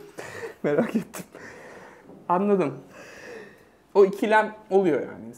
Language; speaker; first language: Turkish; native; Turkish